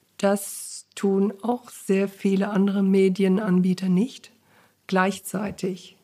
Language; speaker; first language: German; early bilingual, other home language; English